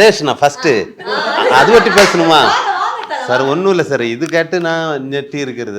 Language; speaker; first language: Tamil; non-native, learner; Malayalam